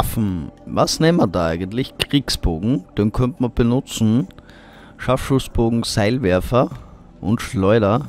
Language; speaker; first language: German; native; German